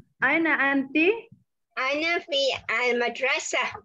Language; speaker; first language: Arabic; non-native, learner; Malay